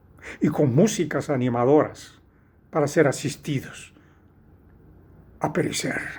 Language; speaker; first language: Spanish; native; Spanish